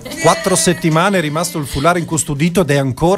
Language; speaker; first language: Italian; native; Italian